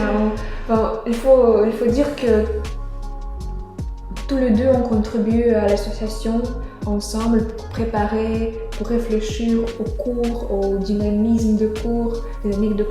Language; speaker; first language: French; non-native, fluent; Russian